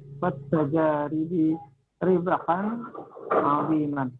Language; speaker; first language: Arabic; non-native, learner; Indonesian